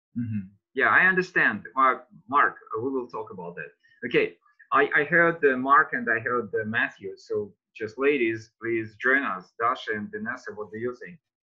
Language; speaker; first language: English; non-native, fluent; Russian